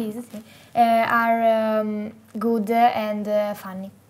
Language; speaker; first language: English; non-native, learner; Italian